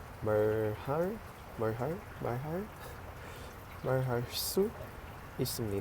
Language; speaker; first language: Korean; non-native, learner; English